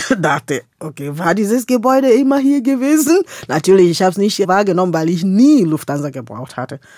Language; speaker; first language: German; non-native, fluent; Igbo